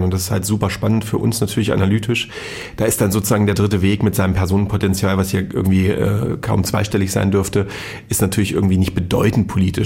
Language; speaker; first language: German; native; German